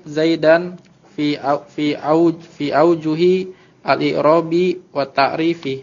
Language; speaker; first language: Arabic; non-native, learner; Indonesian